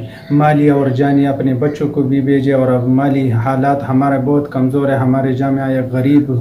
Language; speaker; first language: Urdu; non-native, local second language; Pashto